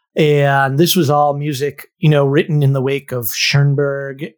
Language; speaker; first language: English; native; English